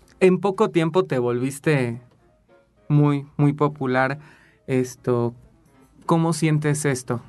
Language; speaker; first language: Spanish; native; Spanish